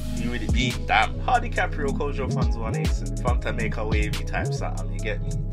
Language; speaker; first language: English; native; English